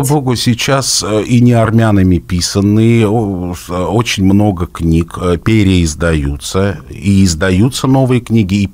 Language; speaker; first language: Russian; native; Russian